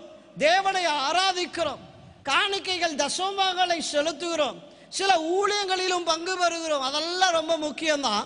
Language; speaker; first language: Tamil; native; Tamil